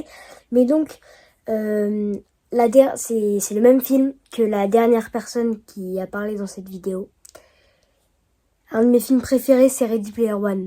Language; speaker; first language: French; native; French